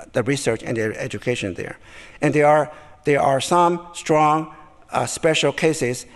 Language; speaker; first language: English; non-native, fluent; Chinese